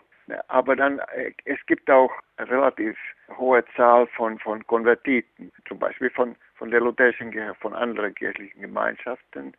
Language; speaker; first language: German; non-native, fluent; Finnish